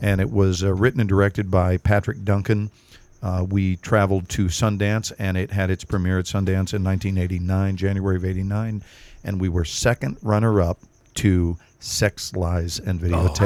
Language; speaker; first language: English; native; English